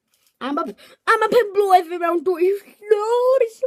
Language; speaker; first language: Welsh; non-native, local second language; English